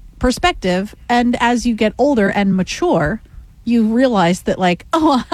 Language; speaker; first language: English; native; English